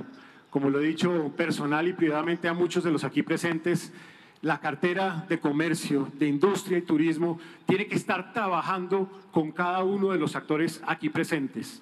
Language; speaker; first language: Spanish; native; Spanish